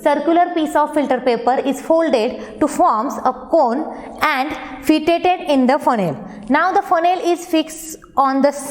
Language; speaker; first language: English; non-native, local second language; Marathi